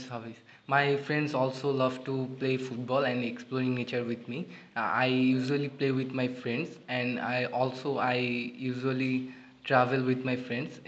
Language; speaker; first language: English; non-native, learner; Bangla